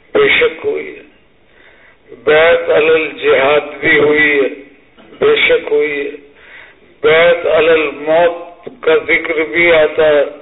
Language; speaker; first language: Urdu; native; Urdu